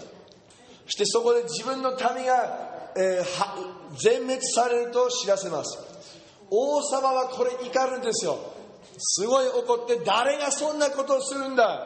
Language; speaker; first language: Japanese; non-native, fluent; English